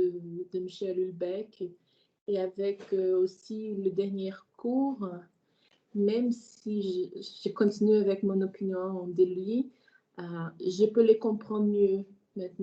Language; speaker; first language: French; non-native, fluent; Portuguese